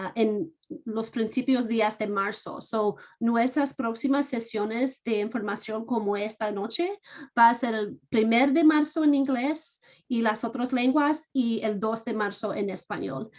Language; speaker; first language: Spanish; non-native, fluent; English